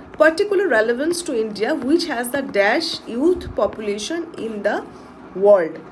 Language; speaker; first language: English; non-native, local second language; Bangla